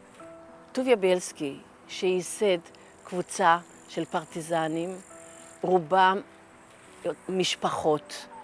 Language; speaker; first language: Hebrew; early bilingual, other home language; Yiddish